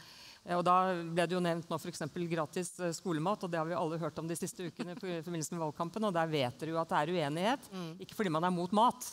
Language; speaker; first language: Norwegian; native; Norwegian